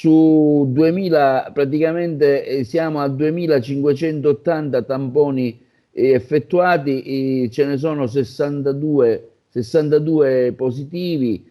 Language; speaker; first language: Italian; native; Italian